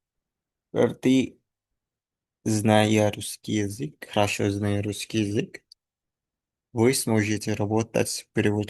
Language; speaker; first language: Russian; non-native, learner; Indonesian